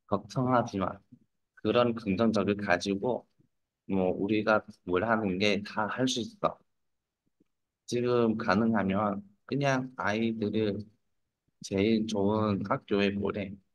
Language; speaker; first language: Korean; non-native, fluent; Vietnamese